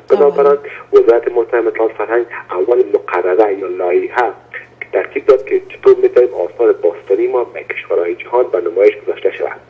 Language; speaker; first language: Persian; native; Persian